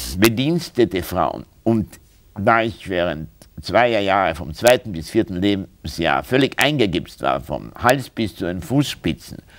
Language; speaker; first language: German; native; German